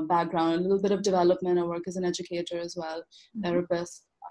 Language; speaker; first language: English; non-native, local second language; Urdu